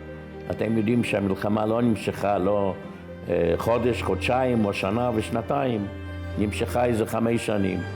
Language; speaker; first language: Hebrew; non-native, fluent; Yiddish